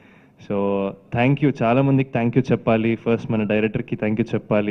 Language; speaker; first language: Telugu; non-native, learner; Kannada